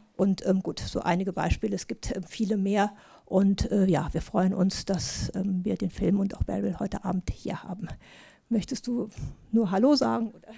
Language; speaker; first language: German; native; German